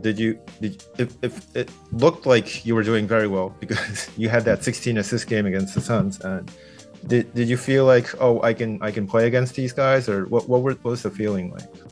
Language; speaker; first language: English; non-native, fluent; Japanese